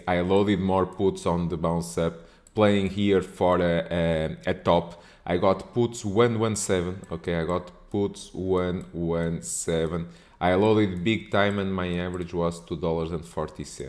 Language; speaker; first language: English; non-native, fluent; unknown